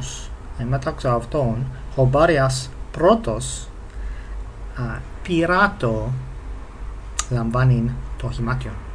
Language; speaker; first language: Greek; non-native, fluent; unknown